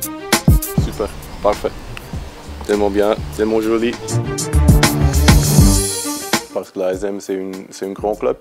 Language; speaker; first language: French; non-native, learner; German